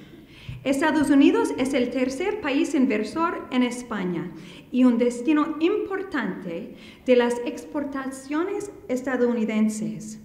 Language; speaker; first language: Spanish; non-native, fluent; English